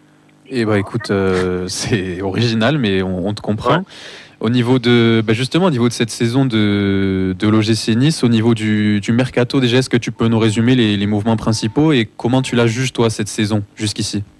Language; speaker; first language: French; native; French